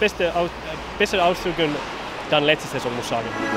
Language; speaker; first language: German; non-native, learner; Finnish